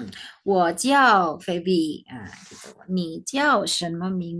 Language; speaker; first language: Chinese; non-native, fluent; Indonesian